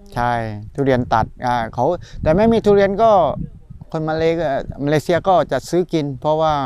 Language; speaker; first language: Thai; non-native, fluent; Malay